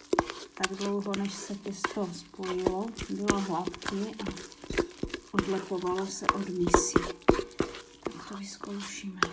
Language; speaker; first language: Czech; native; Czech